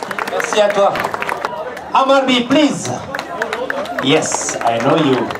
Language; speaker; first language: English; non-native, learner; French